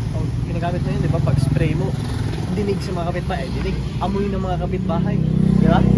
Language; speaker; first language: Filipino; non-native, local second language; Cebuano